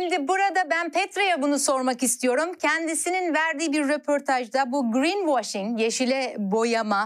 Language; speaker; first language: Turkish; native; Turkish